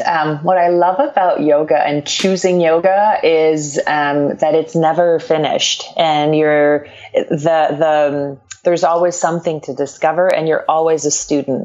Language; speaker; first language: English; non-native, fluent; French